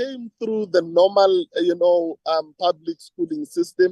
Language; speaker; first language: English; non-native, local second language; Tswana